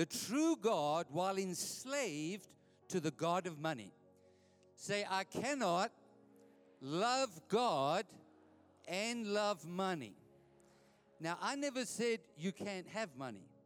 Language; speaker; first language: English; native; English